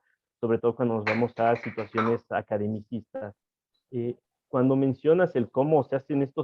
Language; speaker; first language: Spanish; native; Spanish